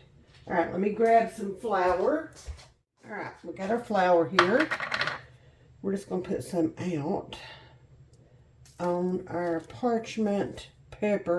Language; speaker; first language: English; native; English